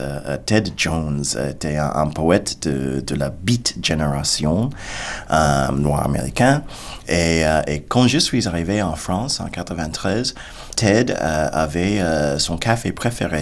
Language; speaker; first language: French; non-native, fluent; English